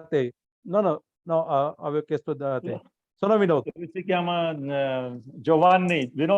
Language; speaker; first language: Italian; non-native, learner; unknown